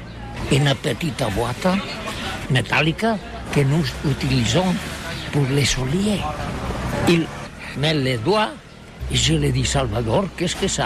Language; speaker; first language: French; non-native, learner; Spanish